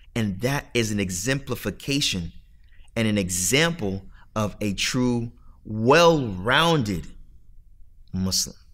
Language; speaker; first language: English; native; English